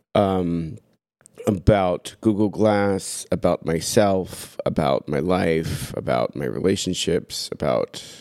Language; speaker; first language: English; native; English